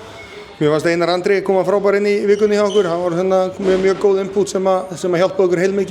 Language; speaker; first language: Icelandic; native; Icelandic